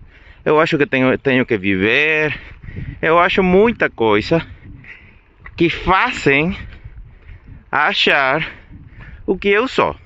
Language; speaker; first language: Portuguese; non-native, fluent; Spanish